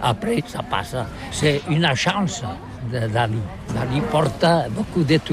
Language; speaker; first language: French; non-native, learner; Catalan